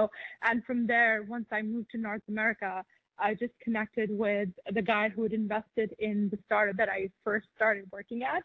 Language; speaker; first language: English; non-native, local second language; Urdu